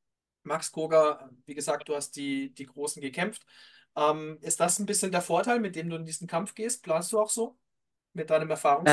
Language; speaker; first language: German; native; German